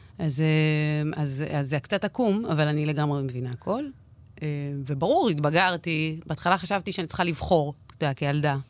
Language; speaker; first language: Hebrew; native; Hebrew